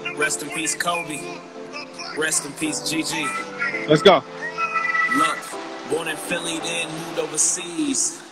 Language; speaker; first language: English; native; English